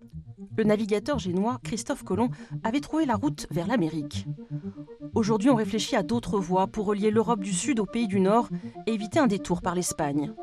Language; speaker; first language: French; native; French